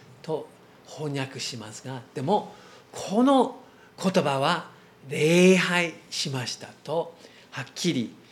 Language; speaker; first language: Japanese; non-native, learner; English